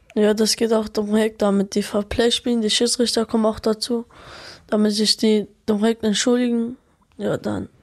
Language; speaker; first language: German; early bilingual, other home language; Arabic